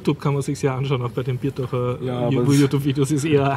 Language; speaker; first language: German; native; German